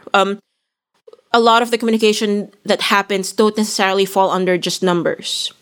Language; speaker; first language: English; non-native, local second language; Filipino